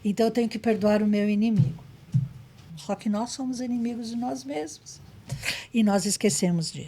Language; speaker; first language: Portuguese; native; Portuguese